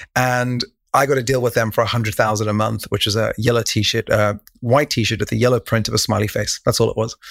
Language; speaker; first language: English; native; English